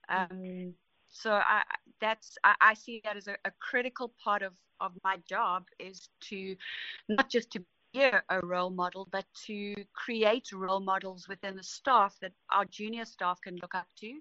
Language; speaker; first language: English; native; English